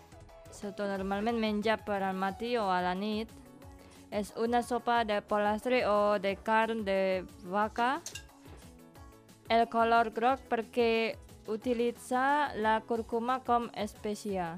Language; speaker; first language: Catalan; non-native, learner; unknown